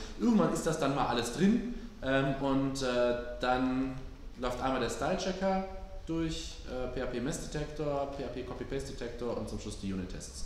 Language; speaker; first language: German; native; German